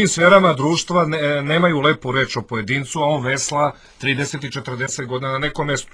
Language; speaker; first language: Serbian; native; Serbian